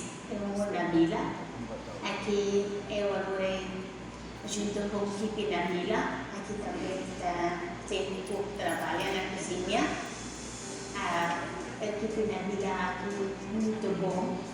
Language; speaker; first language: Portuguese; non-native, learner; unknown